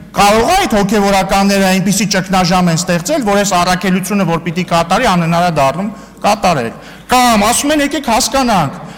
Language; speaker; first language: Armenian; native; Armenian